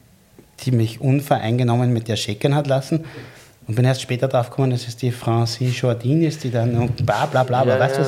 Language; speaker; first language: German; native; German